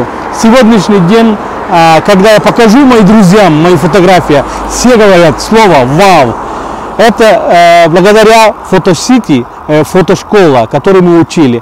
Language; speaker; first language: Russian; non-native, learner; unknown